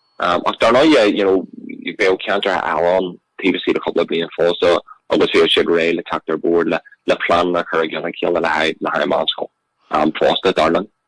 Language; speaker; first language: Irish; non-native, local second language; English